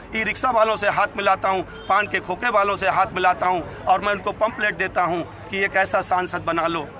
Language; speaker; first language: Hindi; native; Hindi